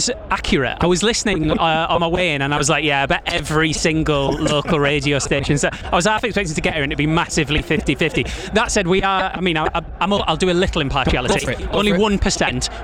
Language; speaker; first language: English; native; English